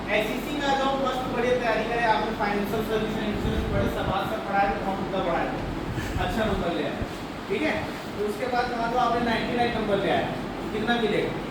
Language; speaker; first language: Hindi; native; Hindi